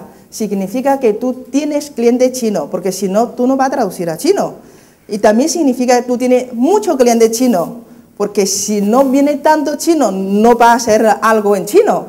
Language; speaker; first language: Spanish; non-native, fluent; Chinese